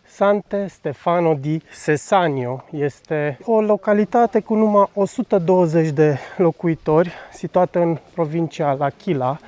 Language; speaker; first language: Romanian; native; Romanian